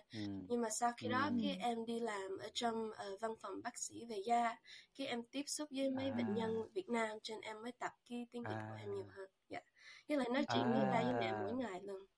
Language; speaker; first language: Vietnamese; early bilingual, heritage; Vietnamese